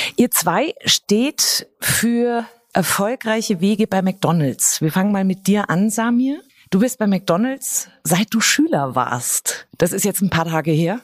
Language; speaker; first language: German; native; German